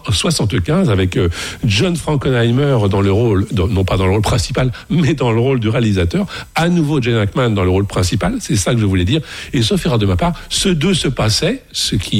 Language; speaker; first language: French; native; French